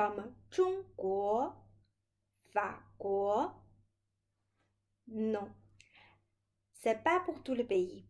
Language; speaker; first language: French; non-native, fluent; Chinese